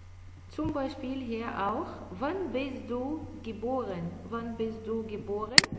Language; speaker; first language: German; non-native, fluent; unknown